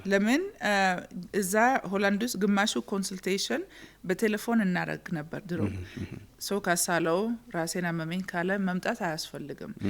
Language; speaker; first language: Amharic; early bilingual, heritage; Amharic